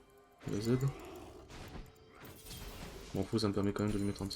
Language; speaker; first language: French; native; French